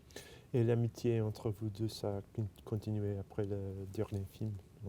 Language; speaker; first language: French; non-native, fluent; English